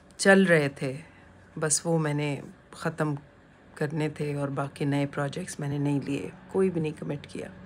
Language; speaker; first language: Urdu; native; Urdu